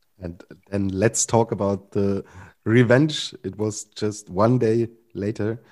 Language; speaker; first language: English; non-native, fluent; German